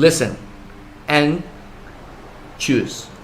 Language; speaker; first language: English; non-native, fluent; Spanish